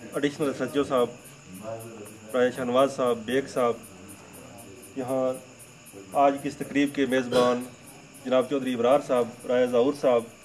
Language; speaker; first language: Urdu; non-native, local second language; Pahari-Potwari